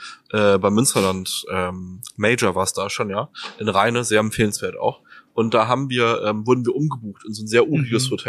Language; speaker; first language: German; native; German